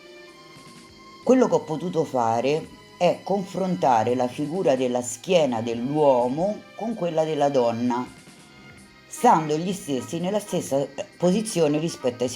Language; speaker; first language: Italian; native; Italian